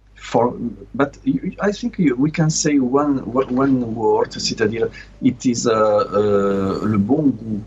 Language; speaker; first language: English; non-native, learner; Italian